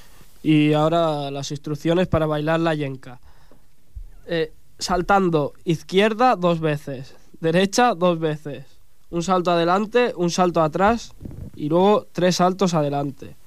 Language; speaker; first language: Spanish; native; Spanish